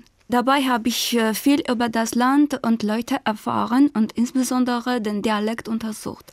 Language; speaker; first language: German; non-native, fluent; Armenian